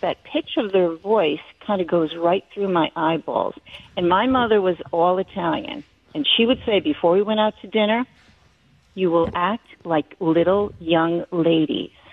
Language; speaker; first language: English; native; English